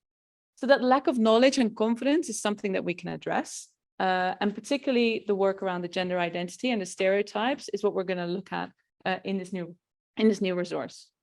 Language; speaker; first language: English; non-native, fluent; Dutch